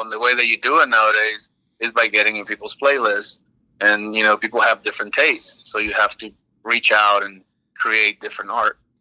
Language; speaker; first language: English; early bilingual, other home language; Spanish